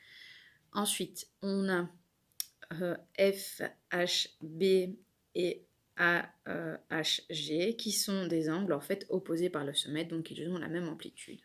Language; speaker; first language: French; native; French